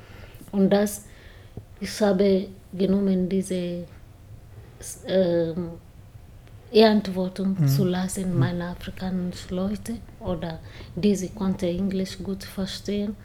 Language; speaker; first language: German; non-native, learner; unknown